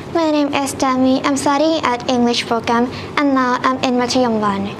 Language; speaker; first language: English; non-native, learner; Thai